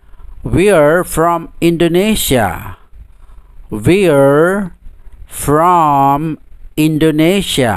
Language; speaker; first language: English; non-native, fluent; Indonesian